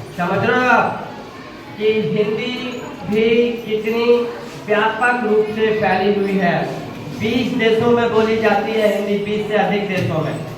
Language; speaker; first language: Hindi; native; Hindi